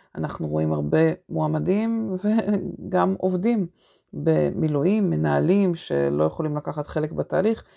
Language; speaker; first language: Hebrew; native; Hebrew